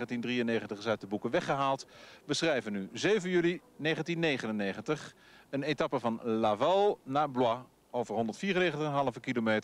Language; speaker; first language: Dutch; native; Dutch